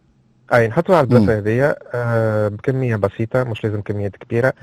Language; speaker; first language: Arabic; native; Arabic